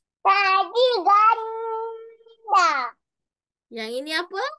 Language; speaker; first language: Malay; native; Malay